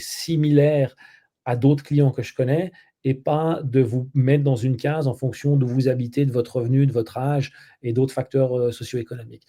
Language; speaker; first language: French; native; French